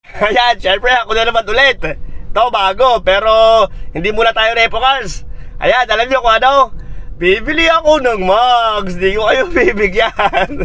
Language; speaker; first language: Filipino; native; Filipino